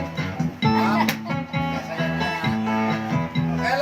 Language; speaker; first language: Filipino; native; Filipino